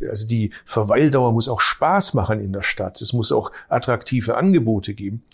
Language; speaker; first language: German; native; German